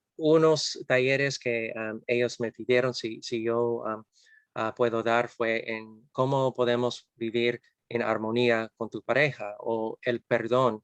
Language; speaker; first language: Spanish; non-native, fluent; English